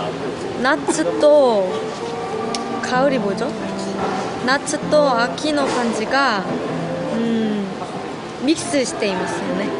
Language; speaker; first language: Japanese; non-native, fluent; Korean